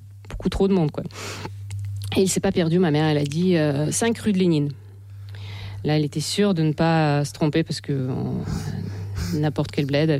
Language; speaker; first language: French; non-native, fluent; Russian